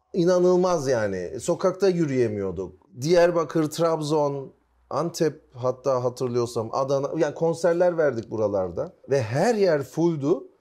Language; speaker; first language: Turkish; early bilingual, heritage; Turkish